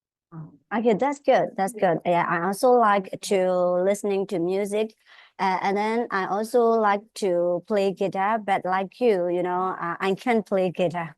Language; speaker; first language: English; non-native, fluent; Burmese